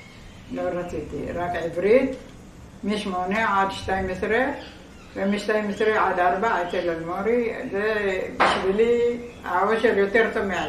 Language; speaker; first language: Hebrew; non-native, fluent; Arabic